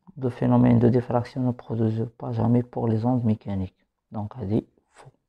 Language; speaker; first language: French; non-native, local second language; Arabic